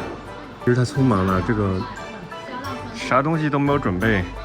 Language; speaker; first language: Chinese; native; Chinese